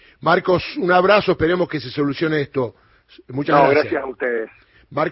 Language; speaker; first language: Spanish; native; Spanish